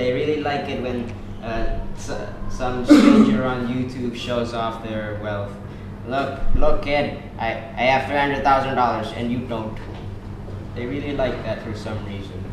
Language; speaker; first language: English; non-native, fluent; Indonesian